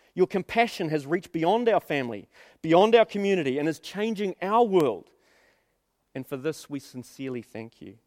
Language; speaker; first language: English; native; English